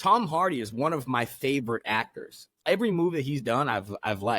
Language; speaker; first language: English; native; English